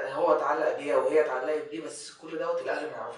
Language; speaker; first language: Arabic; native; Arabic